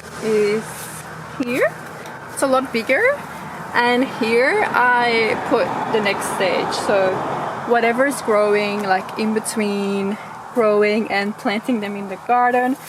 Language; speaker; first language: English; non-native, fluent; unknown